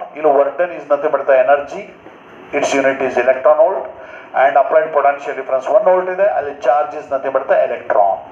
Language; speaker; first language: English; non-native, local second language; Kannada